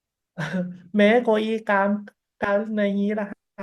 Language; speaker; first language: Hindi; non-native, learner; Thai